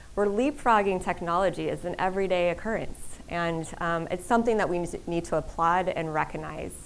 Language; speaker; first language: English; native; English